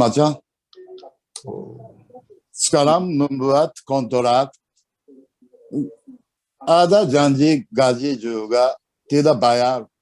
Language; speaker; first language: Indonesian; non-native, learner; Japanese